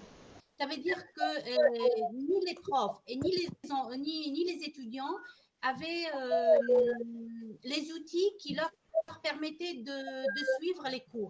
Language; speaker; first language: French; non-native, fluent; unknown